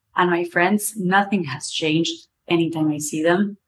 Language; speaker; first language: English; non-native, fluent; Spanish